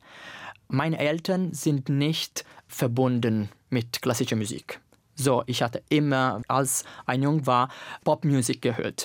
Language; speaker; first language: German; non-native, learner; Italian